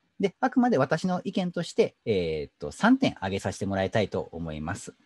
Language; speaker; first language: Japanese; native; Japanese